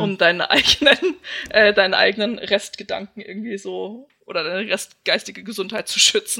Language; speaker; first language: German; native; German